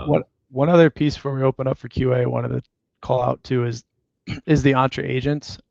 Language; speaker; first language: English; native; English